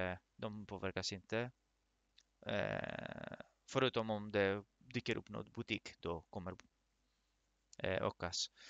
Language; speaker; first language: Swedish; non-native, fluent; Greek